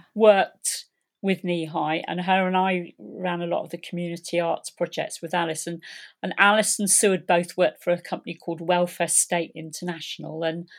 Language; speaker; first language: English; native; English